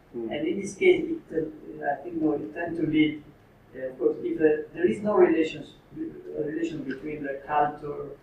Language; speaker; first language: English; non-native, fluent; Italian